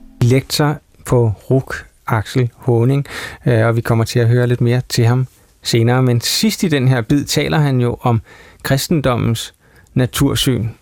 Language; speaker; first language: Danish; native; Danish